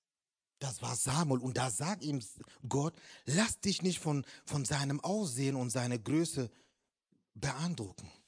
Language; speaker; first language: German; non-native, fluent; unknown